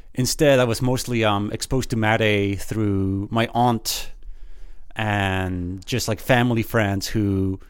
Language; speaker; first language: English; early bilingual, other home language; Spanish